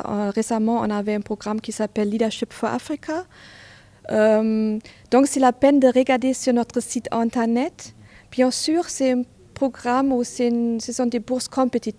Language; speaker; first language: French; non-native, fluent; German